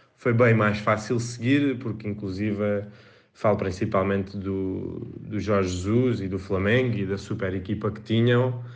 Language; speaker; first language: Portuguese; native; Portuguese